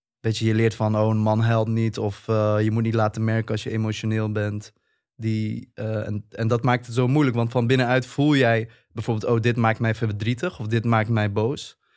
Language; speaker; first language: Dutch; early bilingual, other home language; Turkish